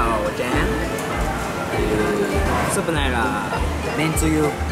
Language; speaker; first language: Vietnamese; non-native, learner; Japanese